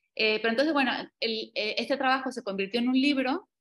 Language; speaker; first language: Spanish; native; Spanish